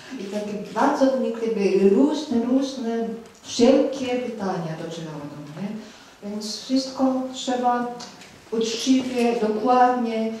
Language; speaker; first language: Polish; non-native, fluent; Japanese